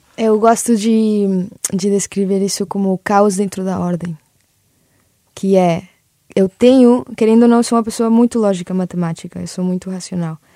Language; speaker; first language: Portuguese; early bilingual, other home language; Spanish